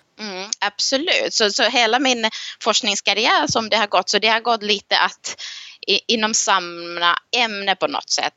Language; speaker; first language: Swedish; non-native, local second language; Finnish